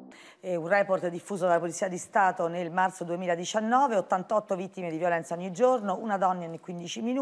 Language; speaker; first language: Italian; native; Italian